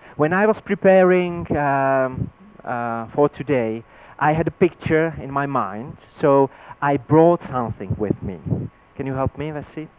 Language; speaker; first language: English; non-native, fluent; Czech